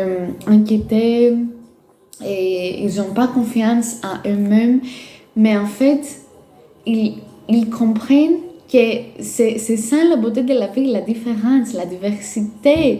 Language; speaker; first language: French; non-native, fluent; Greek